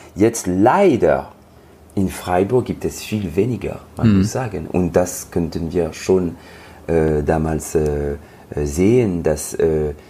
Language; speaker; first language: German; non-native, learner; French